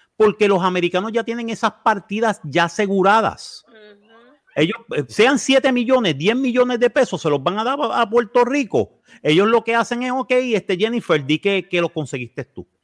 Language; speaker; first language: Spanish; native; Spanish